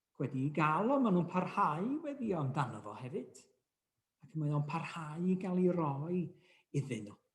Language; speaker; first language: Welsh; native; Welsh